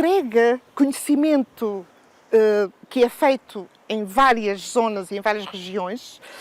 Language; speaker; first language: Portuguese; native; Portuguese